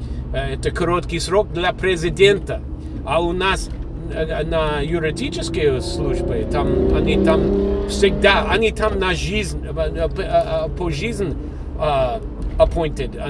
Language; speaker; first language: Russian; non-native, fluent; English